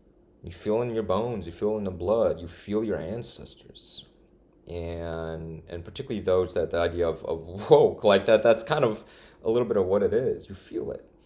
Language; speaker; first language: English; native; English